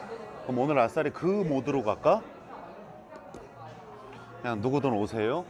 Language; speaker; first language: Korean; native; Korean